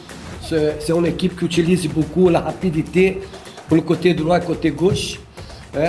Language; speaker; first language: French; non-native, fluent; Portuguese